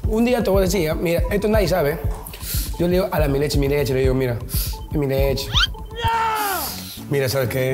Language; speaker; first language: Spanish; native; Spanish